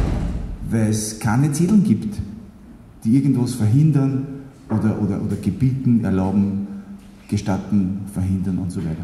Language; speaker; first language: German; native; German